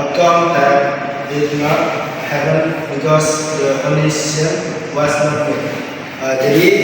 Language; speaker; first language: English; non-native, learner; Indonesian